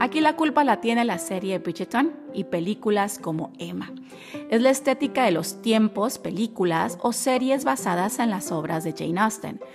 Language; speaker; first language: Spanish; native; Spanish